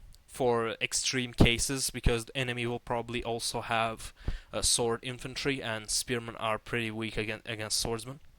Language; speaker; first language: English; non-native, fluent; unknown